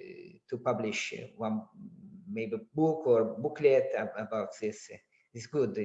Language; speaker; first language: English; non-native, learner; Azerbaijani